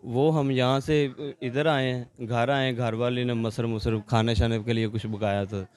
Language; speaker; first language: Urdu; non-native, local second language; Punjabi